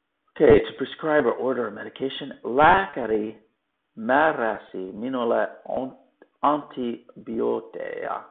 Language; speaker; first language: Finnish; non-native, learner; English